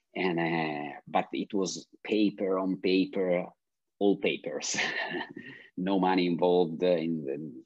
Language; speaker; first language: English; non-native, fluent; Italian